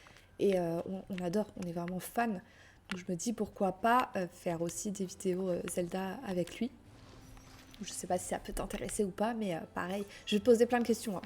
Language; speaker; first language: French; native; French